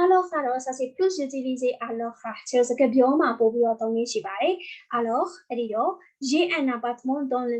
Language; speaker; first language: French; non-native, fluent; Burmese